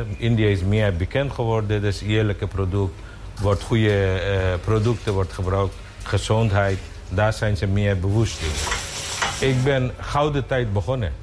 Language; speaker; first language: Dutch; non-native, fluent; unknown